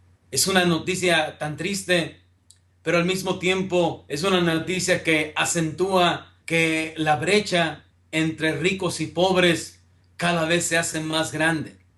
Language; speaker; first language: Spanish; native; Spanish